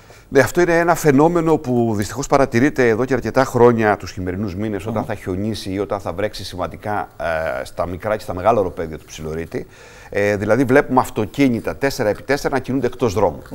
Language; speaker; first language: Greek; native; Greek